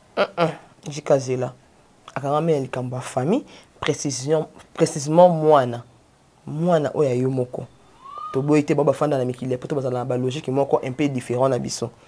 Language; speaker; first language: Lingala; native; Lingala